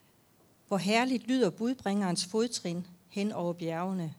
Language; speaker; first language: Danish; native; Danish